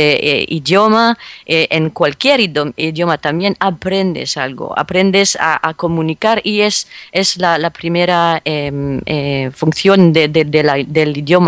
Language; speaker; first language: Spanish; non-native, fluent; French